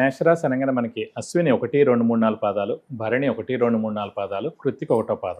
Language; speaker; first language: Telugu; native; Telugu